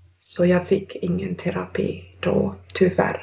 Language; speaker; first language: Swedish; non-native, local second language; Finnish